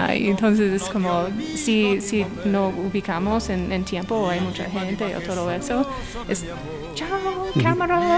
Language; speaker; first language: Spanish; non-native, learner; English